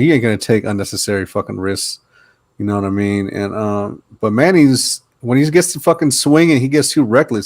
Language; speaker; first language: English; native; English